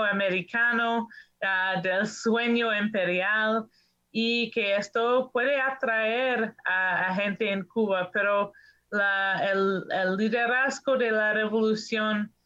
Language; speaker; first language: Spanish; non-native, fluent; English